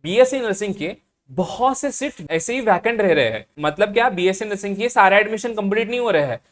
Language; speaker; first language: Hindi; non-native, local second language; Marathi